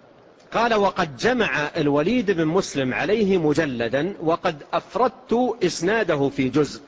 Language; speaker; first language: Arabic; native; Arabic